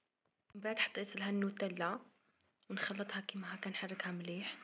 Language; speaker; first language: Arabic; native; Arabic